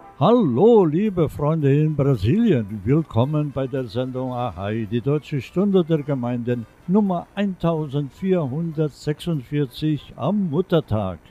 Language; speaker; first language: German; early bilingual, heritage; German